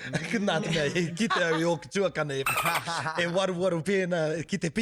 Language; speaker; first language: Māori; non-native, local second language; English